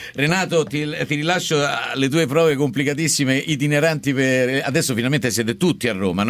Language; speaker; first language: Italian; native; Italian